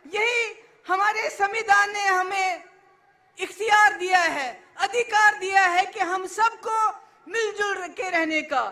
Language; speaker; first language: Hindi; native; Hindi